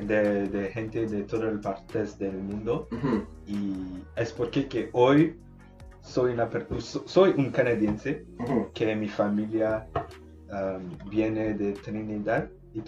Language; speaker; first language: Spanish; non-native, learner; English